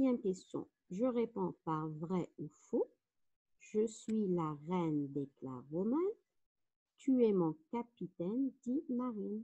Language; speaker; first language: French; non-native, local second language; Arabic